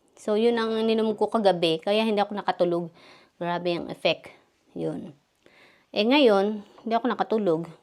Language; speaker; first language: Filipino; native; Filipino